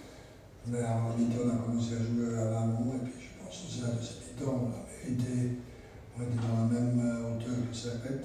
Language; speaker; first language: French; non-native, local second language; German